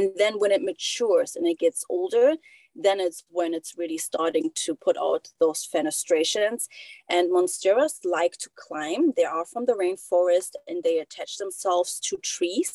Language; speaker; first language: English; non-native, fluent; German